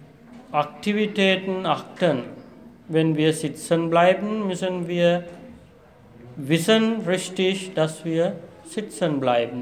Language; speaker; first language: German; non-native, fluent; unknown